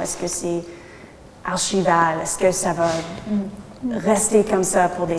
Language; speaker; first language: French; non-native, local second language; English